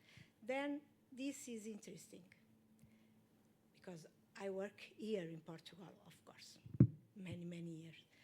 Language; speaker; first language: English; non-native, learner; Portuguese